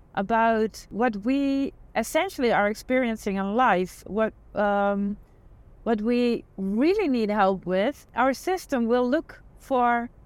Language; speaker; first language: English; non-native, fluent; Dutch